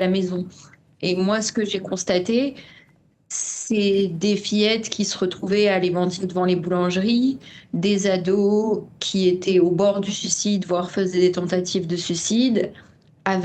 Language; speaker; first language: French; native; French